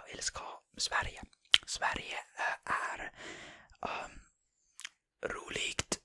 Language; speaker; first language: Swedish; non-native, learner; Finnish